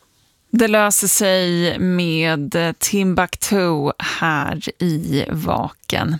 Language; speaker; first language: Swedish; native; Swedish